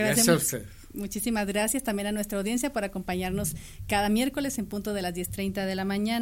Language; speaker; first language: Spanish; native; Spanish